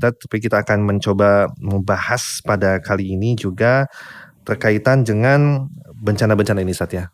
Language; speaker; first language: Indonesian; native; Indonesian